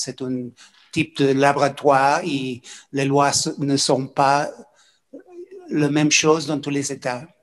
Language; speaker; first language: French; non-native, fluent; English